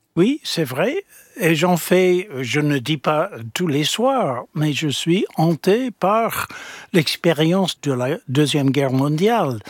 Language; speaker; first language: French; non-native, fluent; English